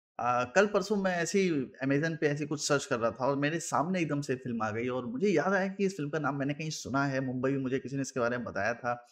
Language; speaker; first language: Hindi; native; Hindi